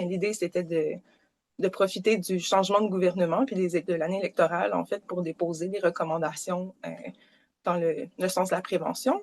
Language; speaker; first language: French; native; French